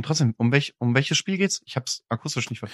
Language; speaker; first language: German; native; German